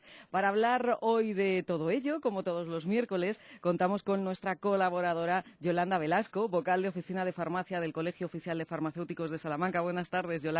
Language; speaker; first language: Spanish; native; Spanish